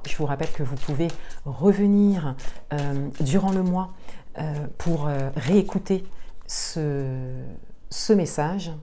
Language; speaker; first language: French; native; French